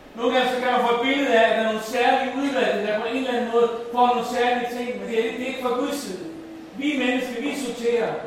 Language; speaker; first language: Danish; non-native, local second language; Faroese